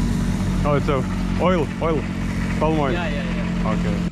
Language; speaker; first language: English; non-native, learner; Lithuanian